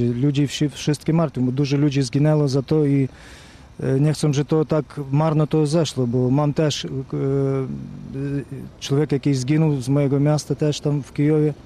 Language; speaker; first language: Polish; non-native, fluent; Ukrainian